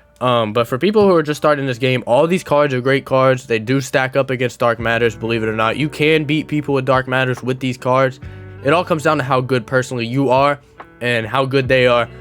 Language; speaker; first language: English; native; English